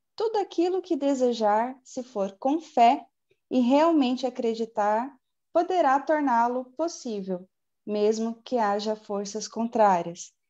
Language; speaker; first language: Portuguese; native; Portuguese